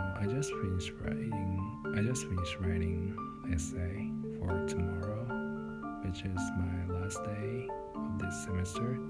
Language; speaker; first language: English; non-native, fluent; Japanese